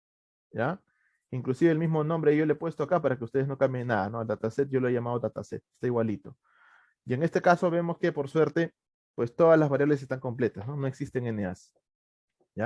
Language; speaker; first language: Spanish; native; Spanish